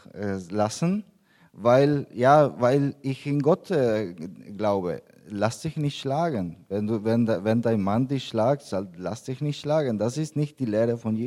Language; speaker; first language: German; non-native, fluent; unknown